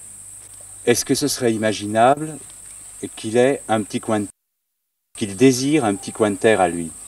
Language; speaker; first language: French; native; French